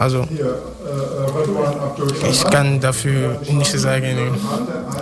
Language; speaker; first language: German; non-native, learner; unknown